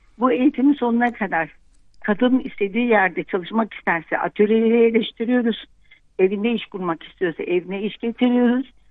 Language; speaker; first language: Turkish; non-native, local second language; Kurdish